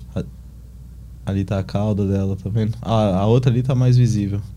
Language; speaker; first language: Portuguese; native; Portuguese